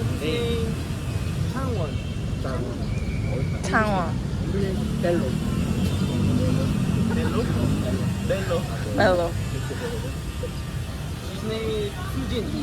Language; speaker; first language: Korean; non-native, learner; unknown